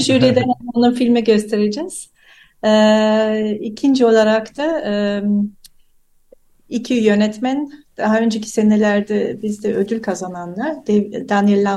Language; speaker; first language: Turkish; non-native, fluent; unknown